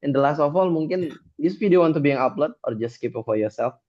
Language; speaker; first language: English; non-native, fluent; Indonesian